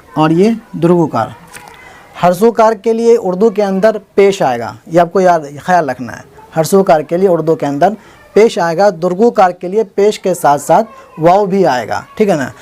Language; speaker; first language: Hindi; native; Hindi